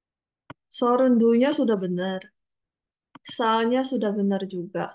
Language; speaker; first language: Indonesian; native; Indonesian